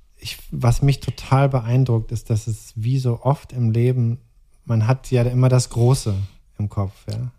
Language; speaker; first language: German; native; German